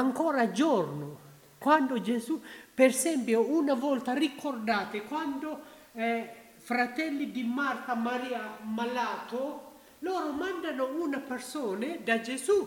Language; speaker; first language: Italian; non-native, learner; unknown